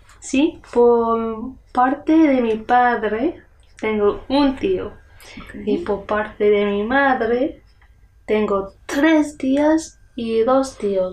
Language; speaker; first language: Spanish; non-native, learner; English